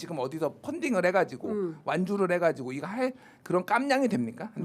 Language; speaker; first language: Korean; native; Korean